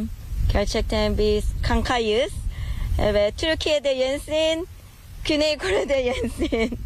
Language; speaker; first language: Turkish; non-native, learner; Korean